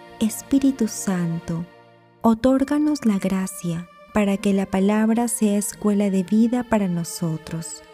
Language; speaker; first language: Spanish; native; Spanish